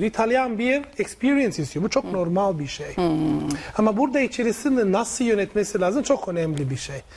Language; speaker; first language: Turkish; non-native, learner; Italian